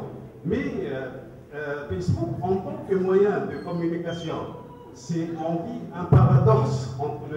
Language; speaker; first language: French; non-native, local second language; Arabic